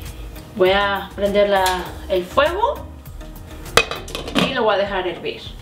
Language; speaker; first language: Spanish; non-native, fluent; Korean